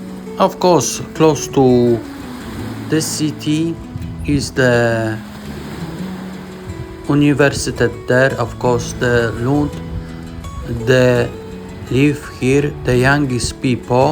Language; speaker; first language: English; non-native, learner; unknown